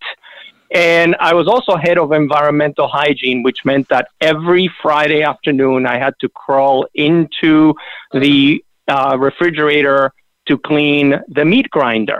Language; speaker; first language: English; non-native, fluent; Spanish